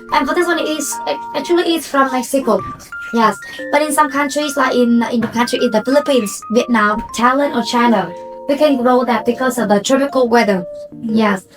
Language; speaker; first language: English; non-native, fluent; Vietnamese